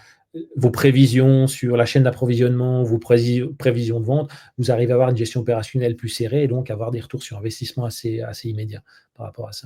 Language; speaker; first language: French; native; French